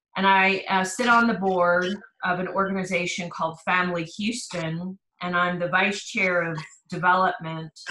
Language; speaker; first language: English; native; English